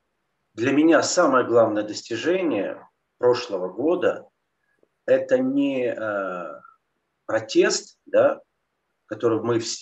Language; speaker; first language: Russian; native; Russian